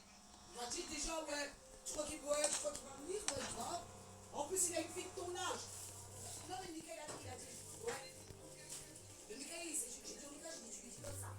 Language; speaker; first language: French; native; French